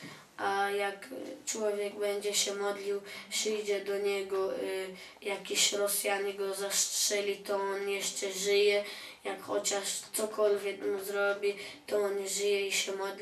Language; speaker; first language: Polish; early bilingual, other home language; Chechen